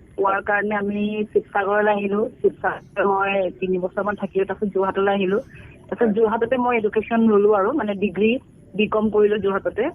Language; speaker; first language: Assamese; non-native, local second language; Mising